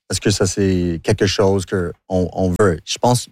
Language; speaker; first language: French; non-native, local second language; English